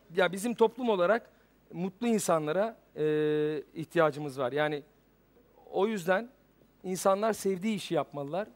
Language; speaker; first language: Turkish; native; Turkish